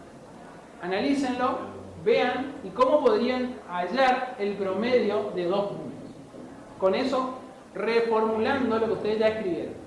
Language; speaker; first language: Spanish; native; Spanish